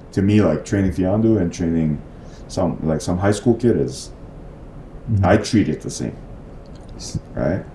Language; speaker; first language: English; non-native, fluent; Korean